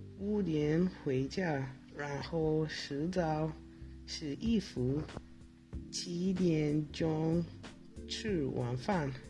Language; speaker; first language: Chinese; non-native, learner; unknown